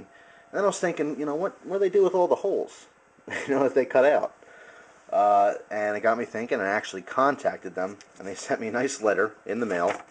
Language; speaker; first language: English; native; English